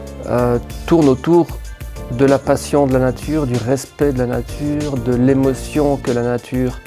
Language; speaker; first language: French; native; French